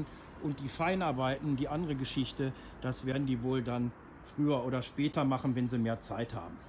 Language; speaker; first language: German; native; German